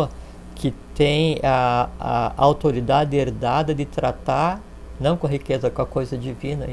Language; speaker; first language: Portuguese; native; Portuguese